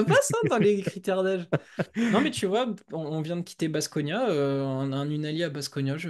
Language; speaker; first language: French; native; French